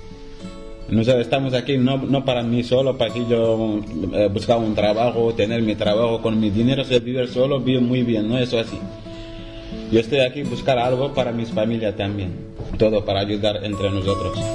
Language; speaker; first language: Spanish; non-native, learner; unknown